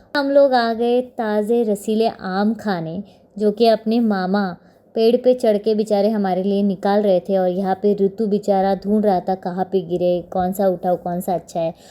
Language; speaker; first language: Hindi; non-native, local second language; Marathi